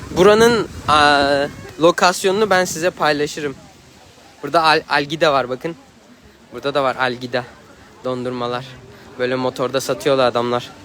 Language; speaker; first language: Turkish; native; Turkish